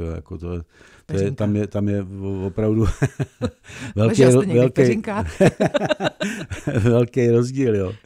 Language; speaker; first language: Czech; native; Czech